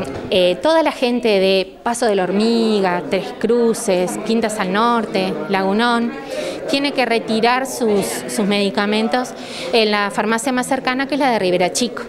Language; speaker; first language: Spanish; native; Spanish